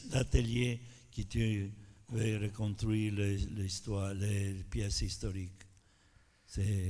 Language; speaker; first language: French; non-native, fluent; Italian